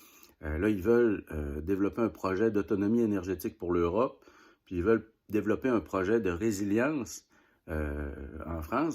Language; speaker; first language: French; native; French